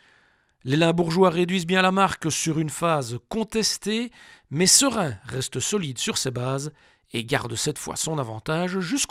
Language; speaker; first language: French; native; French